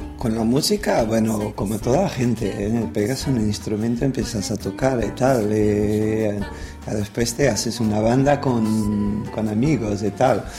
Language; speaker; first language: Spanish; non-native, fluent; Portuguese